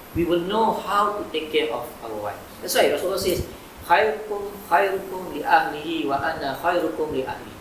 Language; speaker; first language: English; non-native, local second language; Malay